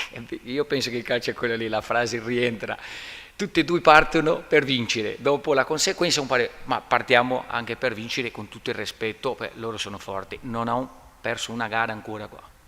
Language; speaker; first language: Italian; non-native, learner; Portuguese